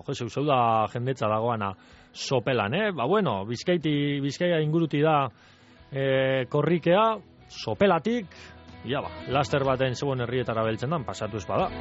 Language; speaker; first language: Basque; native; Basque